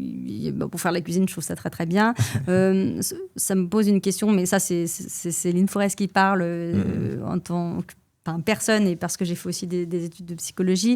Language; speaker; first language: French; native; French